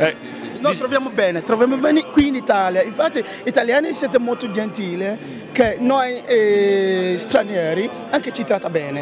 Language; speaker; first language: Italian; non-native, learner; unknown